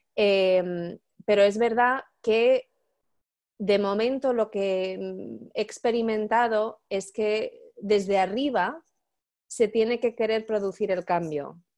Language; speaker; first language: Spanish; native; Spanish